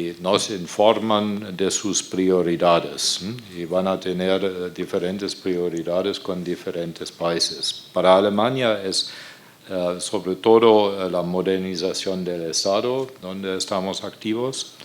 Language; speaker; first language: Spanish; non-native, fluent; German